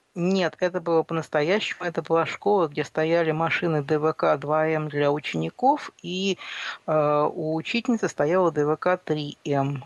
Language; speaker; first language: Russian; native; Russian